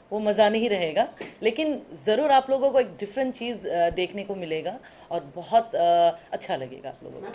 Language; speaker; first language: Hindi; non-native, local second language; Assamese